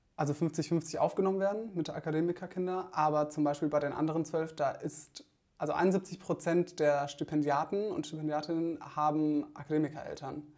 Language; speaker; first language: German; native; German